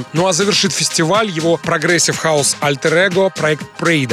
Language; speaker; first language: Russian; native; Russian